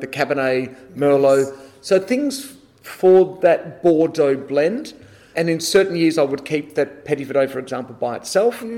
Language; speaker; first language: English; native; English